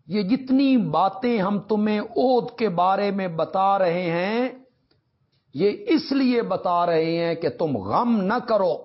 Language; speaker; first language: Urdu; non-native, local second language; Punjabi